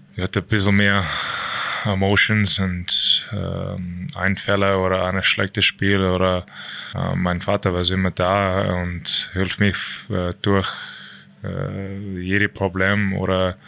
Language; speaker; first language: German; non-native, learner; English